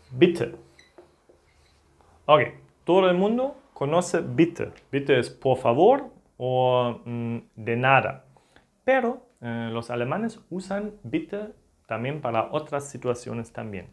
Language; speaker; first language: Spanish; non-native, fluent; German